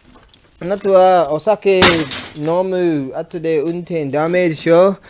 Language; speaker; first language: Japanese; non-native, learner; English